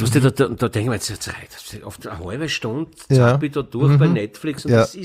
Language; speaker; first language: German; native; German